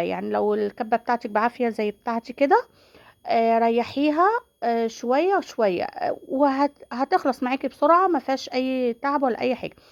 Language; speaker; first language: Arabic; native; Arabic